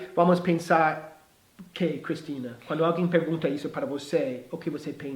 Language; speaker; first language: Portuguese; non-native, fluent; English